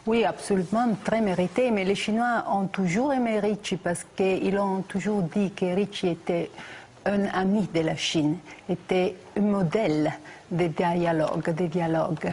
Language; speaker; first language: French; non-native, fluent; Italian